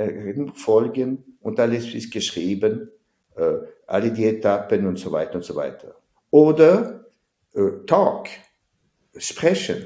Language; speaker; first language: German; non-native, fluent; French